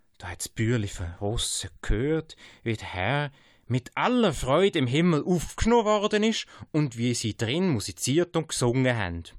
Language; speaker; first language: German; native; German